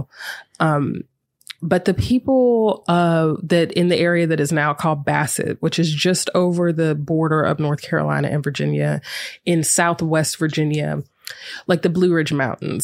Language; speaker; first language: English; native; English